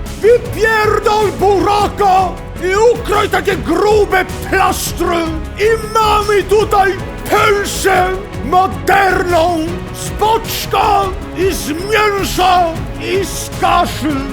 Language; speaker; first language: Polish; non-native, learner; Swedish